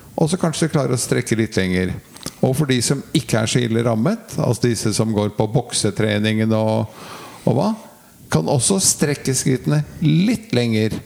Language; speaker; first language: Norwegian; native; Norwegian